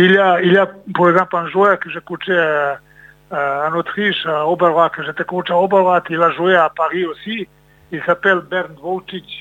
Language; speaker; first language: French; non-native, fluent; Serbian